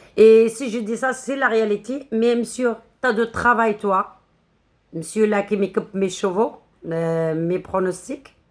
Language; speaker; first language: French; non-native, local second language; Arabic